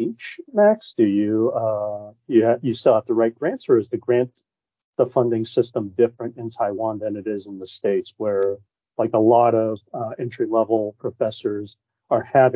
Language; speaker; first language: English; non-native, local second language; Cantonese